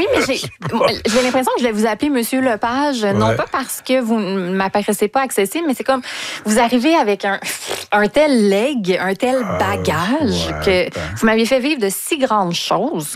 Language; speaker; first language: French; native; French